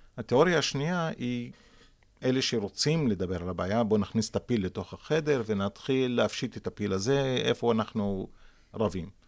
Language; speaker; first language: Hebrew; non-native, local second language; Arabic